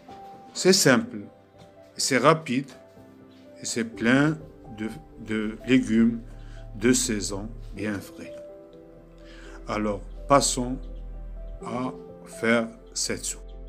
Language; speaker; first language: French; non-native, local second language; Arabic